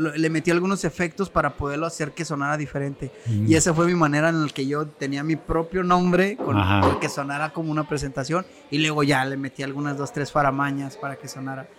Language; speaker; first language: Spanish; native; Spanish